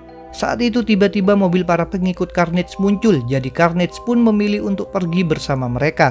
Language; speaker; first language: Indonesian; native; Indonesian